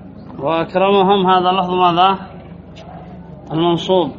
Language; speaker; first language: Arabic; native; Arabic